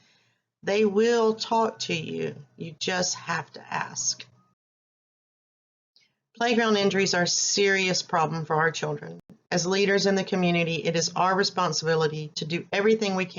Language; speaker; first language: English; native; English